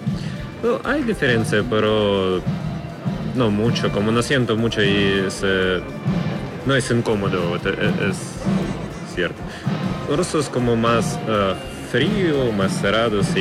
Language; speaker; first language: Spanish; non-native, learner; Russian